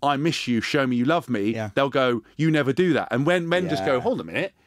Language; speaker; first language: English; native; English